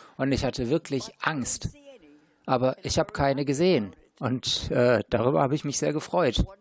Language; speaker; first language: German; native; German